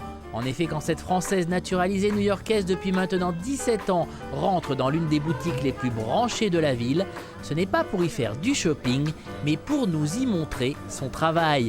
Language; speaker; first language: French; native; French